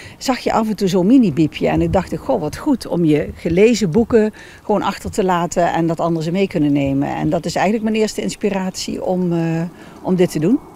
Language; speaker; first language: Dutch; native; Dutch